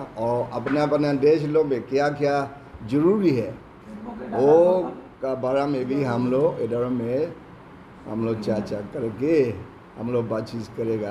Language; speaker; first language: Hindi; non-native, learner; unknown